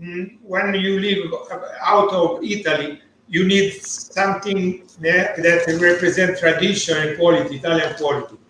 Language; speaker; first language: English; non-native, learner; Italian